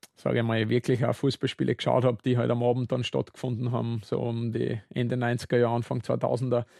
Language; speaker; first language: German; native; German